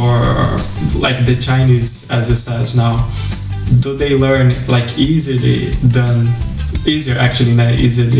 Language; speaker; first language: English; non-native, fluent; Portuguese